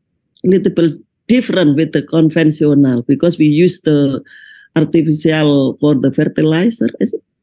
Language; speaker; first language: English; non-native, learner; Indonesian